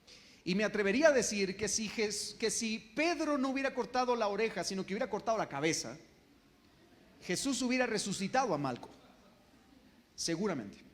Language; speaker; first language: Spanish; native; Spanish